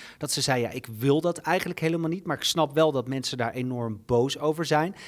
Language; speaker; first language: Dutch; native; Dutch